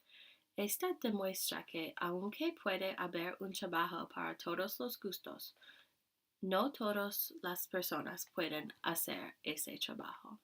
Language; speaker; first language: Spanish; non-native, learner; English